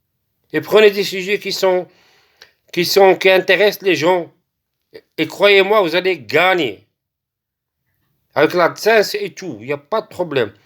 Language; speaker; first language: French; non-native, local second language; Arabic